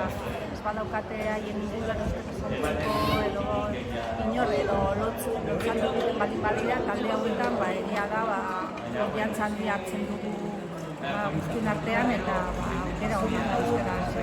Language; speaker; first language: Basque; non-native, fluent; Spanish